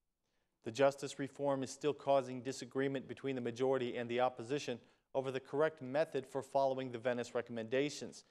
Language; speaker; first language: English; non-native, fluent; Albanian